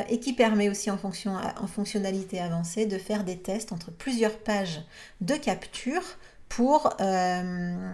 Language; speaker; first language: French; native; French